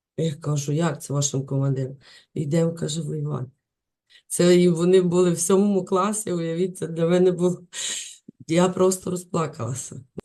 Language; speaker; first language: Ukrainian; native; Ukrainian